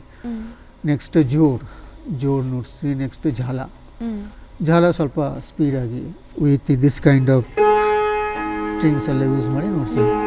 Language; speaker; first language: Kannada; non-native, learner; Bangla